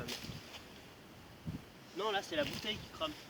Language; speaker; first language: French; native; French